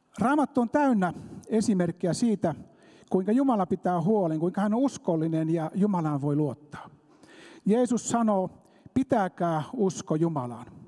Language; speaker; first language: Finnish; native; Finnish